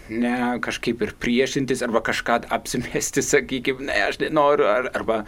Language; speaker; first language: Lithuanian; non-native, fluent; German